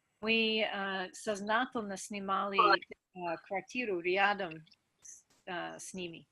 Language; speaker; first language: Russian; non-native, fluent; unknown